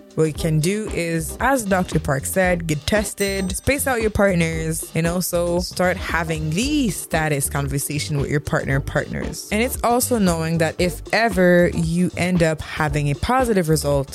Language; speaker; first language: English; native; English